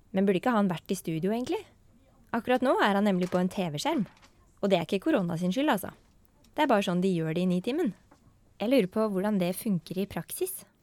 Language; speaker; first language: Norwegian; native; Norwegian